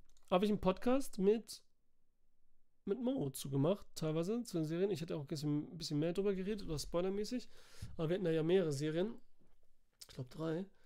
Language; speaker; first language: German; native; German